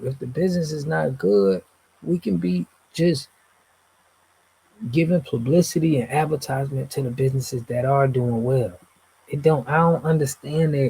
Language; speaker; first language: English; native; English